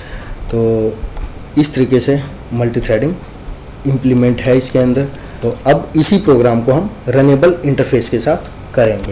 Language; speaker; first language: Hindi; native; Hindi